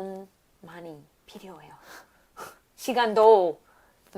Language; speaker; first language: Korean; non-native, learner; English